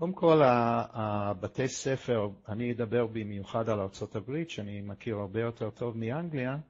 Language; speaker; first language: Hebrew; non-native, fluent; English